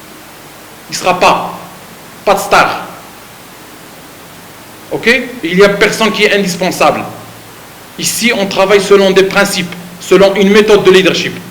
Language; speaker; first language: French; non-native, fluent; Arabic